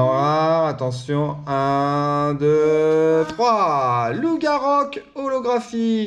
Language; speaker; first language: French; native; French